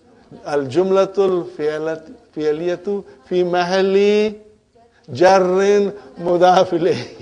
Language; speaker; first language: Arabic; non-native, fluent; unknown